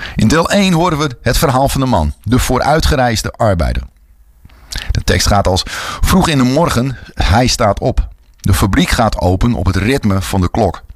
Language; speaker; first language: Dutch; native; Dutch